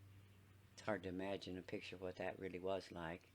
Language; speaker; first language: English; native; English